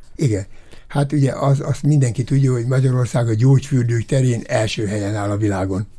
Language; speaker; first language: Hungarian; native; Hungarian